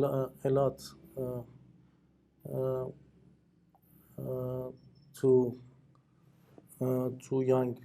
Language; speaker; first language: English; non-native, learner; Persian